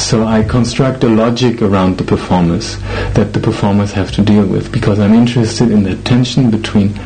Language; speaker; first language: English; non-native, fluent; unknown